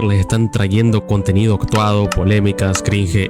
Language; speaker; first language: Spanish; native; Spanish